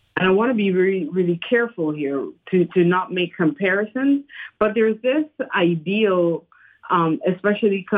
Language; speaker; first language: English; non-native, fluent; Spanish